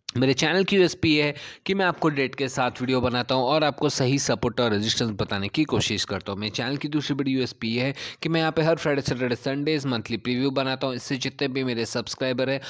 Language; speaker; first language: Hindi; native; Hindi